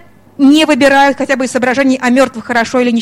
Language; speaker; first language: Russian; native; Russian